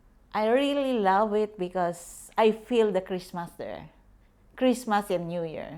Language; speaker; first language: English; non-native, local second language; Filipino